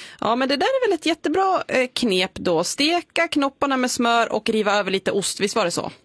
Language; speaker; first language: Swedish; native; Swedish